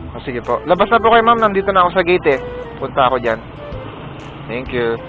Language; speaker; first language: Filipino; native; Filipino